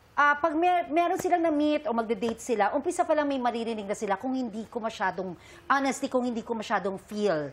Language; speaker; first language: Filipino; native; Filipino